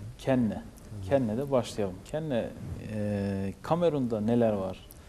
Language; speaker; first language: Turkish; native; Turkish